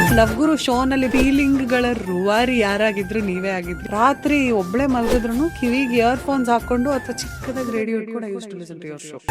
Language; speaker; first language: Kannada; native; Kannada